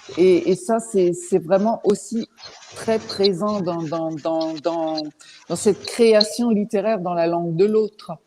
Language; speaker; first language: French; non-native, local second language; Swiss German